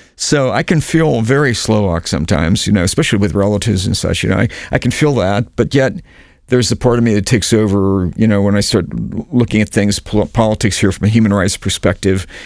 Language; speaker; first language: English; native; English